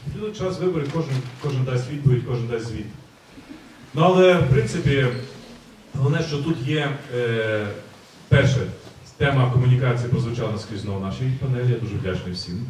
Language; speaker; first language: Ukrainian; native; Ukrainian